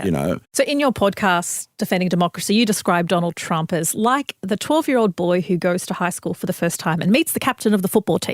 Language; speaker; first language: English; native; English